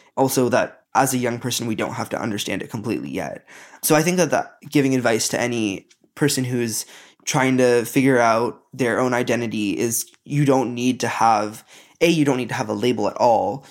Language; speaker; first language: English; native; English